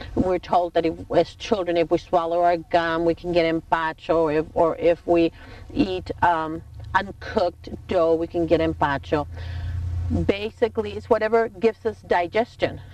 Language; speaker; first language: English; native; English